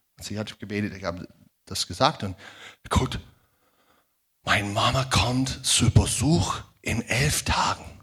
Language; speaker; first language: German; non-native, fluent; English